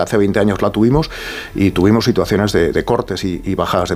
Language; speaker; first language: Spanish; native; Spanish